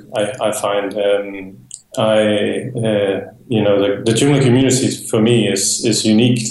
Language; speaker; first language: English; non-native, fluent; Danish